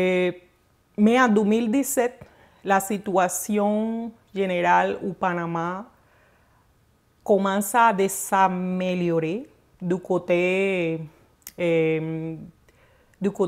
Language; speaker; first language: French; non-native, fluent; Spanish